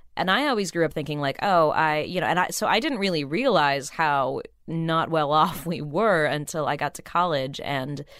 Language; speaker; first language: English; native; English